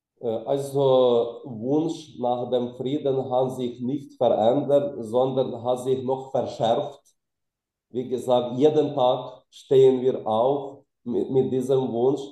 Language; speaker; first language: German; non-native, fluent; Ukrainian